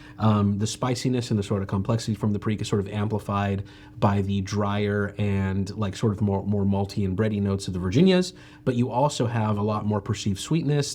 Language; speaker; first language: English; native; English